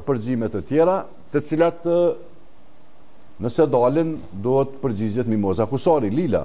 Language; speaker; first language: Albanian; native; Albanian